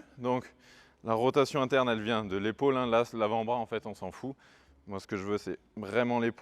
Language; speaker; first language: French; native; French